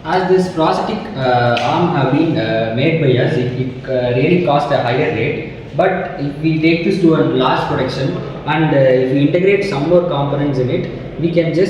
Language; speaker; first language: English; non-native, local second language; Tamil